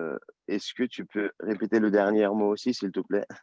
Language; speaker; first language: French; non-native, learner; Turkish